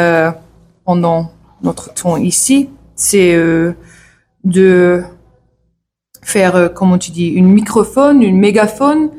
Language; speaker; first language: French; non-native, learner; English